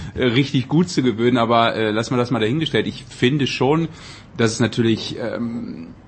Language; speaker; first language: German; native; German